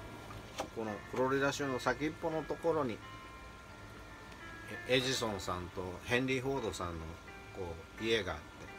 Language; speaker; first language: Japanese; native; Japanese